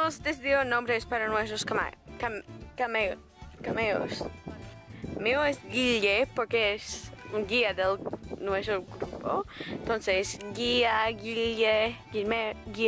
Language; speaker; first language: Spanish; non-native, learner; English